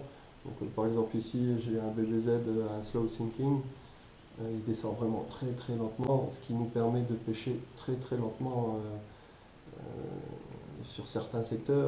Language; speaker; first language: French; native; French